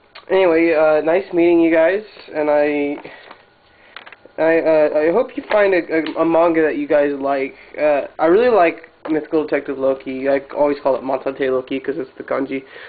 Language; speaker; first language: English; native; English